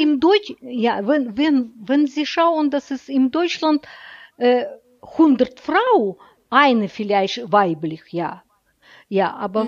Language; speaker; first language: German; non-native, learner; Russian